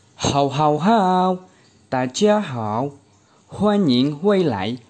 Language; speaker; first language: Chinese; non-native, learner; Indonesian